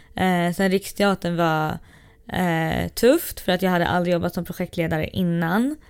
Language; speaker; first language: Swedish; early bilingual, other home language; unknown